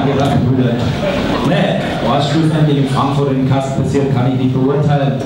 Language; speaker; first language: German; native; German